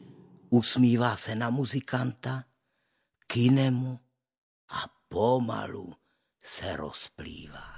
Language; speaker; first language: Czech; native; Czech